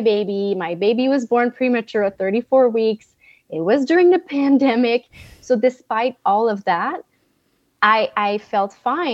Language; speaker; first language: English; non-native, fluent; French